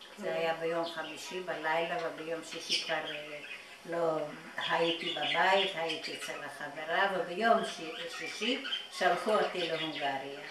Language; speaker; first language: Hebrew; non-native, fluent; Yiddish